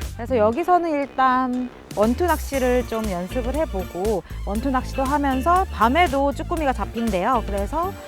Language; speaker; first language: Korean; native; Korean